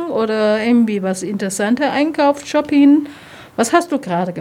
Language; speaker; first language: German; non-native, learner; Chinese